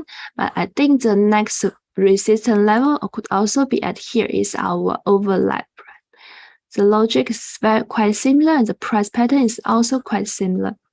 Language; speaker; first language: English; non-native, fluent; Chinese